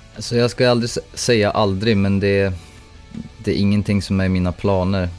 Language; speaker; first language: Swedish; native; Swedish